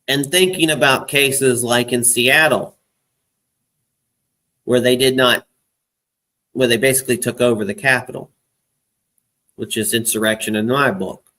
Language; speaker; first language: English; native; English